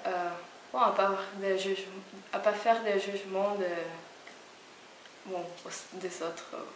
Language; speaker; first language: French; non-native, fluent; Spanish